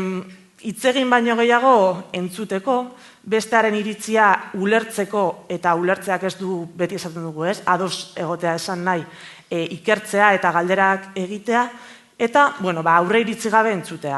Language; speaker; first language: Basque; native; Basque